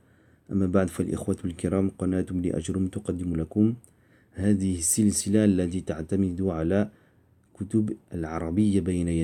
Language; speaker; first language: Arabic; non-native, fluent; French